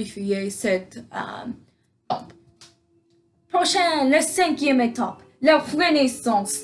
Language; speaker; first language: French; non-native, learner; English